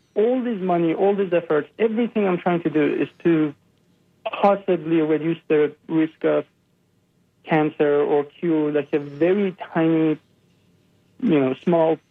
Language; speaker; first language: English; non-native, fluent; Persian